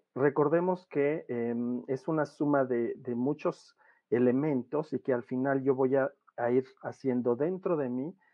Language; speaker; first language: Spanish; native; Spanish